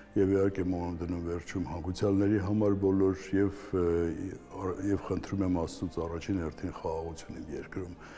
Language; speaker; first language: Armenian; native; Armenian